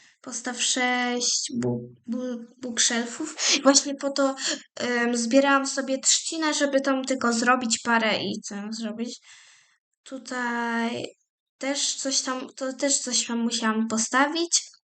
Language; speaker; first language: Polish; native; Polish